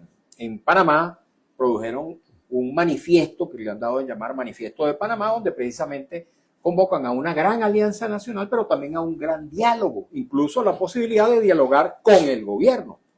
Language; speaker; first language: Spanish; native; Spanish